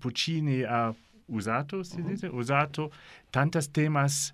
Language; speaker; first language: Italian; non-native, learner; English